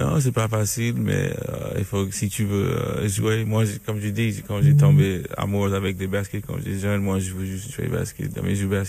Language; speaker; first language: French; non-native, learner; English